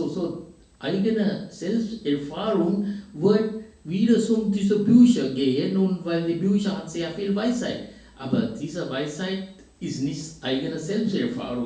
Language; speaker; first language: German; non-native, fluent; Sinhala